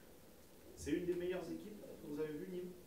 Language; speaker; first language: French; native; French